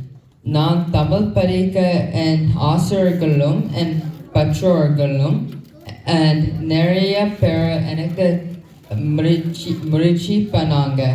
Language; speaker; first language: Tamil; early bilingual, heritage; English